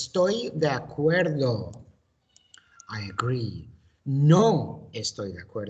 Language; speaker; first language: Spanish; non-native, learner; English